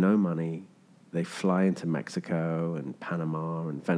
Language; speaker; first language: English; native; English